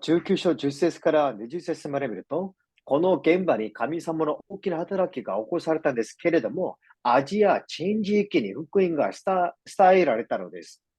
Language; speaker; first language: Japanese; non-native, fluent; Korean